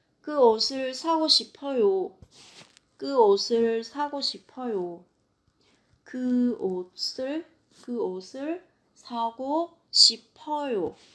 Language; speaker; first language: Korean; non-native, fluent; Vietnamese